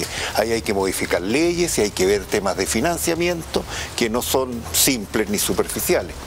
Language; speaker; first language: Spanish; native; Spanish